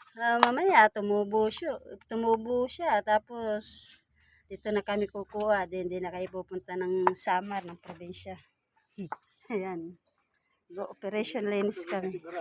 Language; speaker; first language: Filipino; non-native, local second language; Waray